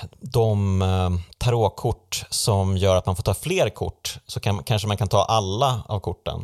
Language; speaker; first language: Swedish; native; Swedish